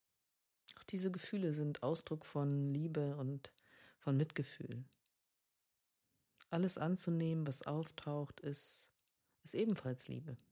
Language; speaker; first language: German; native; German